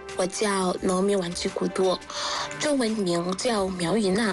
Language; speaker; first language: Chinese; non-native, fluent; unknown